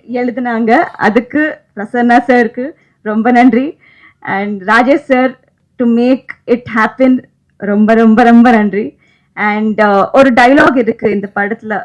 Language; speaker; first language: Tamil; non-native, local second language; Malayalam